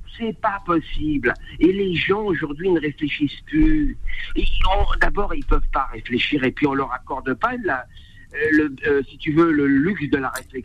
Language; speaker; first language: French; native; French